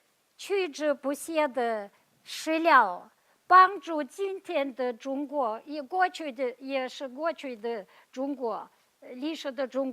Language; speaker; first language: Chinese; non-native, fluent; Kazakh